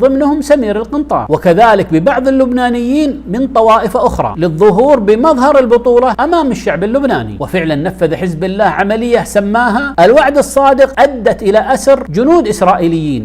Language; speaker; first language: Arabic; native; Arabic